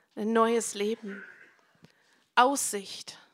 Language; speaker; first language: German; non-native, fluent; English